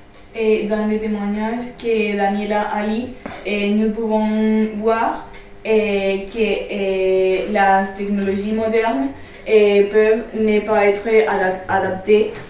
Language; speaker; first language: French; non-native, learner; Spanish